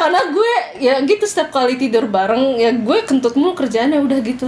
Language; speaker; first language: Indonesian; early bilingual, heritage; Indonesian